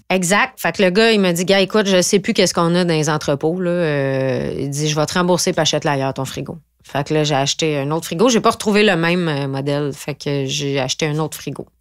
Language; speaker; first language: French; native; French